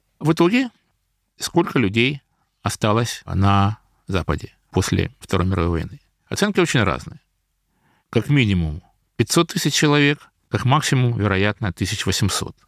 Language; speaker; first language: Russian; native; Russian